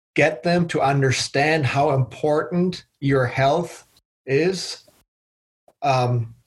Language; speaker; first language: English; non-native, fluent; German